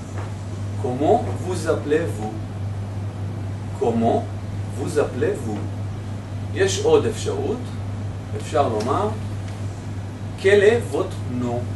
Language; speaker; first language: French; non-native, fluent; Hebrew